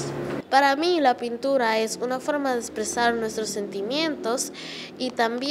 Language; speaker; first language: Spanish; native; Spanish